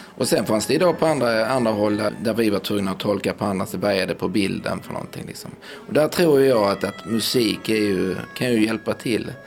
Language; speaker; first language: Swedish; native; Swedish